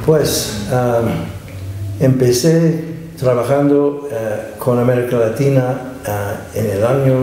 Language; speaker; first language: Spanish; non-native, fluent; English